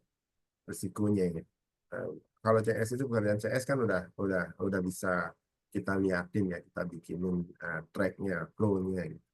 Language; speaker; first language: Indonesian; native; Indonesian